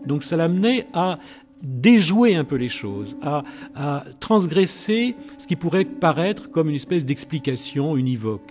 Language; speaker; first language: French; native; French